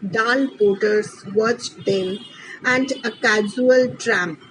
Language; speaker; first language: English; non-native, local second language; Bangla